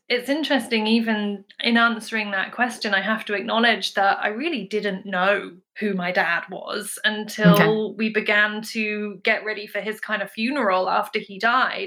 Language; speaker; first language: English; native; English